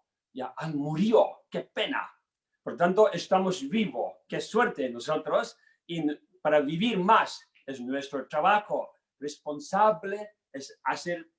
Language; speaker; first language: Spanish; non-native, learner; Tibetan